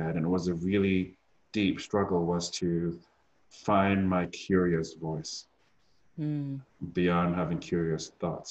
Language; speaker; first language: English; non-native, fluent; German